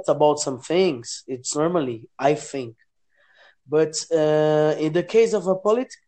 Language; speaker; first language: English; non-native, learner; Portuguese